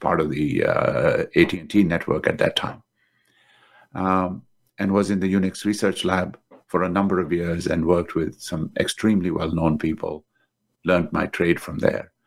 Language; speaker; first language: English; native; English